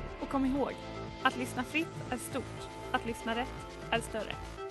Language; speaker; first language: Swedish; native; Swedish